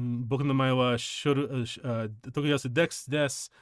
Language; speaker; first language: Japanese; non-native, learner; English